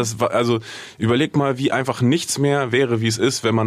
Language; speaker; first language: German; native; German